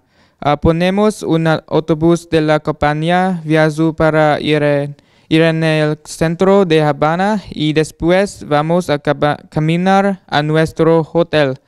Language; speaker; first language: Spanish; non-native, learner; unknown